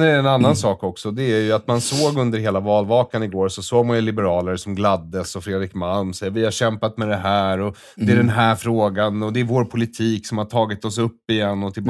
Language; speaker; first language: Swedish; native; Swedish